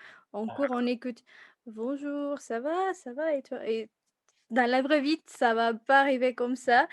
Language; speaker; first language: French; non-native, fluent; Spanish